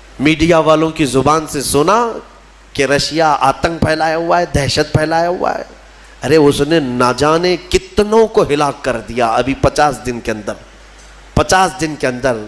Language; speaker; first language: Urdu; native; Urdu